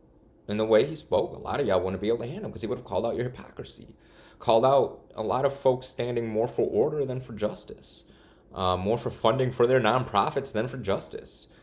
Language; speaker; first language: English; native; English